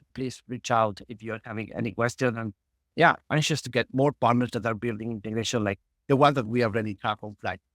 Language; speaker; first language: English; non-native, fluent; Spanish